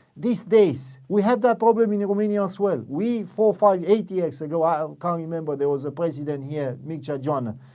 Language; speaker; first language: English; non-native, fluent; Romanian